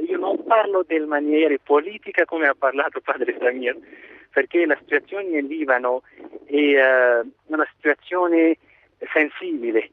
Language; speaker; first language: Italian; non-native, fluent; Arabic